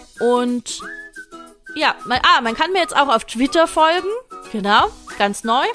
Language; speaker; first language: German; native; German